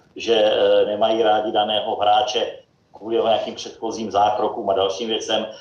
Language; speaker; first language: Czech; native; Czech